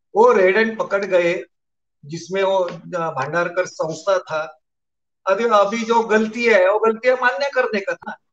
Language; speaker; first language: Hindi; non-native, local second language; Marathi